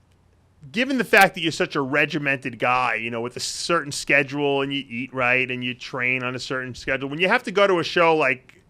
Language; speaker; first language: English; native; English